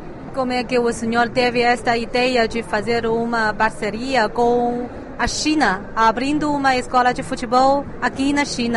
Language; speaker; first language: Portuguese; non-native, fluent; Chinese